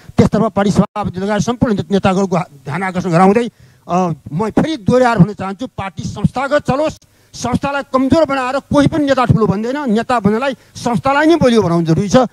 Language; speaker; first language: Nepali; native; Nepali